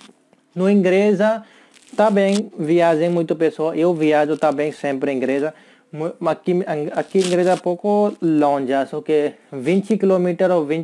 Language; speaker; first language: Portuguese; non-native, learner; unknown